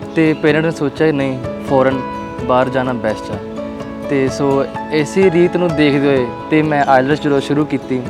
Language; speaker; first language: Punjabi; native; Punjabi